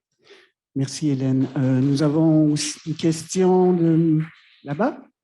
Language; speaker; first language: French; native; French